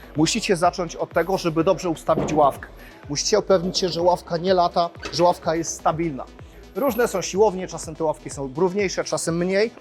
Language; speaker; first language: Polish; native; Polish